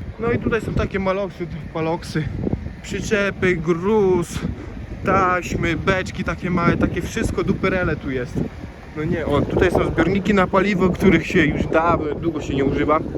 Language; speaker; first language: Polish; native; Polish